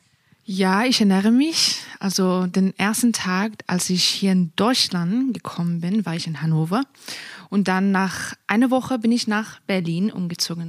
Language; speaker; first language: German; non-native, fluent; Persian